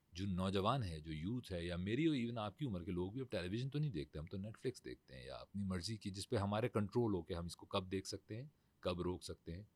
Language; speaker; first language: Urdu; native; Urdu